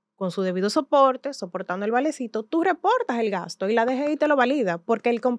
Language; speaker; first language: Spanish; native; Spanish